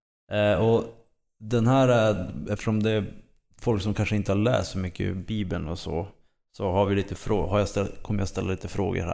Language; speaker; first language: Swedish; native; Swedish